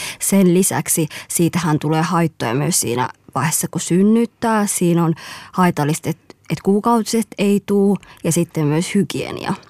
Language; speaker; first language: Finnish; early bilingual, other home language; Somali